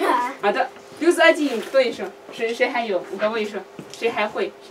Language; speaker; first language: Russian; non-native, learner; Chinese